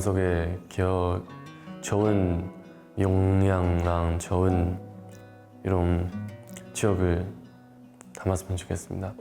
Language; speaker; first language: Korean; non-native, learner; Chinese